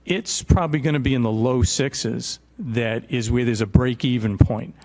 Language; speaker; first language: English; native; English